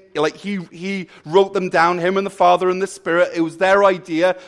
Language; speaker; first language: English; native; English